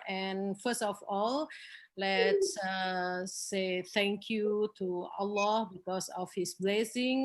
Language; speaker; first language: English; non-native, learner; Indonesian